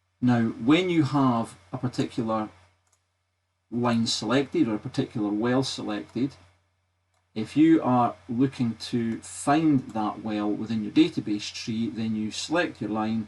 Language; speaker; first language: English; native; English